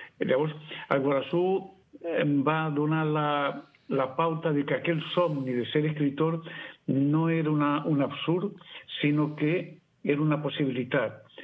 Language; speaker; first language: Catalan; non-native, fluent; Spanish